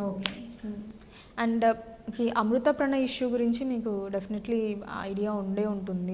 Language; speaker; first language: Telugu; native; Telugu